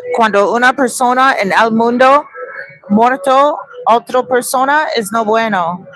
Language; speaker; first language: Spanish; non-native, learner; English